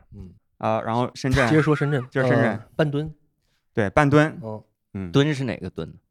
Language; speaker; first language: Chinese; native; Chinese